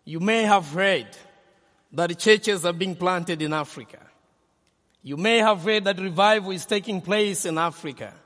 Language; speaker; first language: English; non-native, local second language; Nyanja